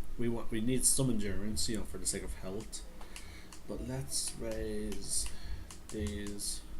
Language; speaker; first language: English; native; English